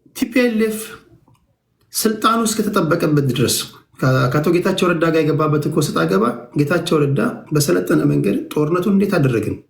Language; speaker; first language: Amharic; native; Amharic